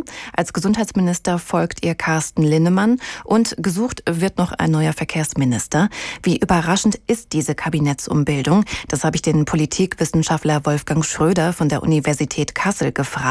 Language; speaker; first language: German; native; German